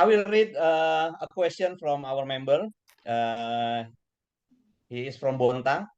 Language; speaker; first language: English; non-native, learner; Indonesian